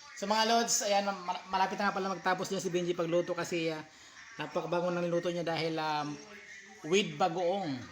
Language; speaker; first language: Filipino; non-native, local second language; Masbatenyo